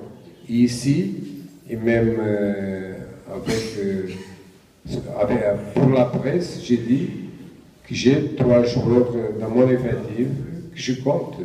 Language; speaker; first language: French; non-native, fluent; Portuguese